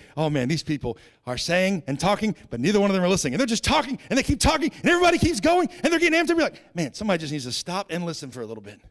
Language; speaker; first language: English; native; English